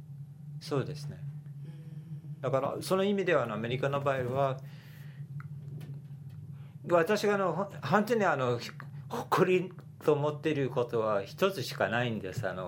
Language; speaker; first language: Japanese; non-native, fluent; English